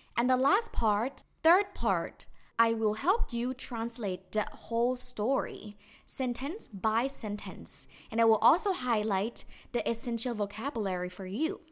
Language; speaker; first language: English; non-native, fluent; Thai